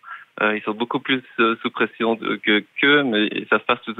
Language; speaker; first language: French; native; French